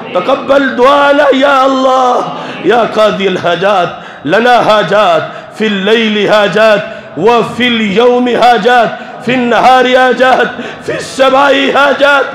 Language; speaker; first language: Arabic; non-native, fluent; Urdu